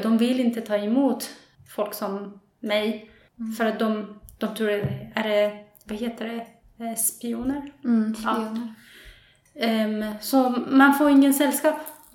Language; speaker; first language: Swedish; non-native, fluent; Persian